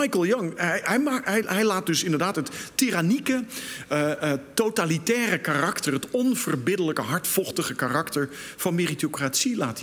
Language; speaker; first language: Dutch; native; Dutch